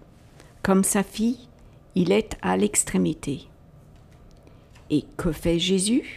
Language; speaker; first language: French; native; French